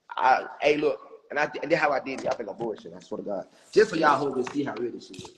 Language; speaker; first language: English; native; English